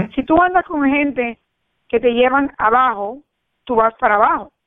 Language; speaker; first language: Spanish; early bilingual, heritage; Spanish